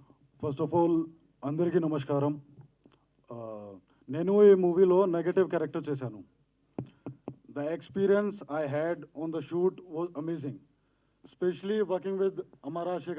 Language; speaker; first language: Telugu; non-native, learner; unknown